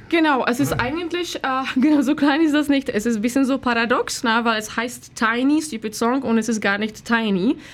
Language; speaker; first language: German; non-native, fluent; Slovak